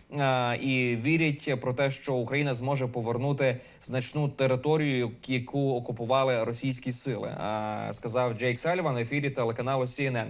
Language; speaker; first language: Ukrainian; native; Ukrainian